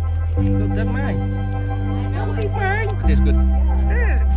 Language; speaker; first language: English; non-native, learner; Vietnamese